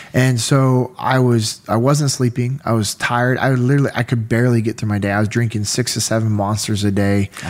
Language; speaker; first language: English; native; English